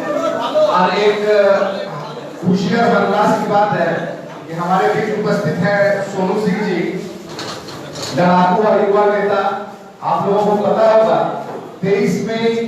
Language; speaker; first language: Hindi; native; Hindi